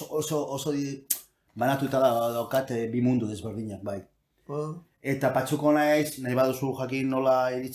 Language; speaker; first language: Basque; non-native, local second language; Spanish